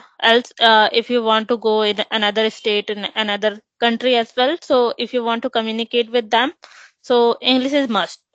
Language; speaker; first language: English; non-native, local second language; Hindi